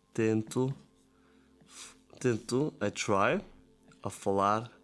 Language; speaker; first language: Portuguese; non-native, learner; Italian